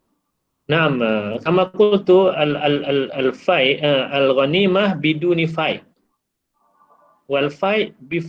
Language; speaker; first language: Arabic; non-native, fluent; Malay